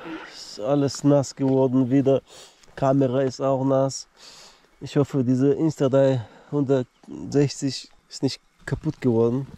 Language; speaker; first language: German; non-native, learner; Russian